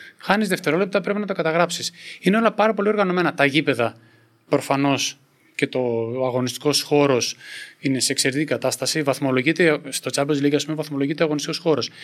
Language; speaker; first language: Greek; native; Greek